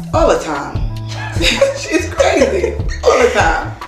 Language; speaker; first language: English; native; English